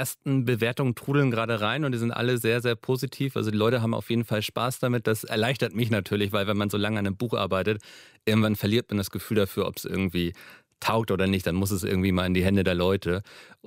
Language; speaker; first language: German; native; German